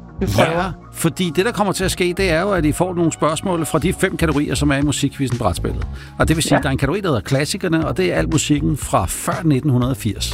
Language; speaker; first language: Danish; native; Danish